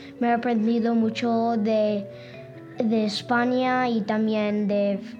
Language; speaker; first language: Spanish; early bilingual, heritage; English